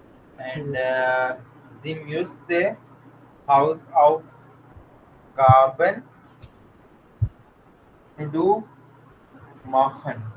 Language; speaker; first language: German; non-native, learner; Urdu